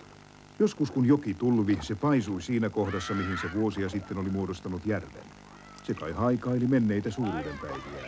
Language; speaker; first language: Finnish; native; Finnish